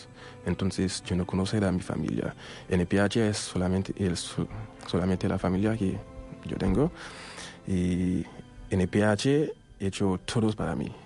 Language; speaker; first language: Spanish; non-native, local second language; Haitian Creole